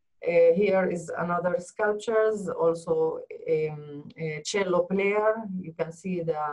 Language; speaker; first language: English; non-native, learner; Arabic